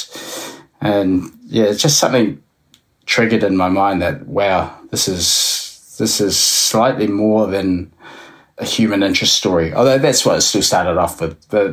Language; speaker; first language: English; native; English